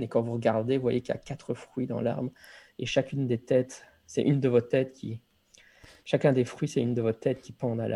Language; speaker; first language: French; native; French